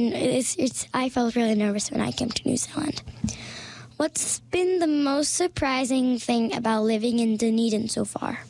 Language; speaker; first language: English; non-native, fluent; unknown